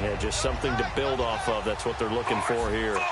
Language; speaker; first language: English; native; English